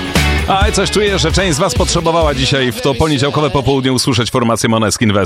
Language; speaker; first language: Polish; native; Polish